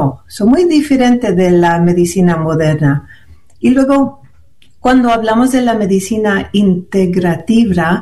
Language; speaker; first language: Spanish; early bilingual, heritage; Spanish